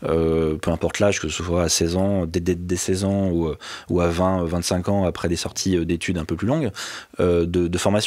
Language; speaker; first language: French; native; French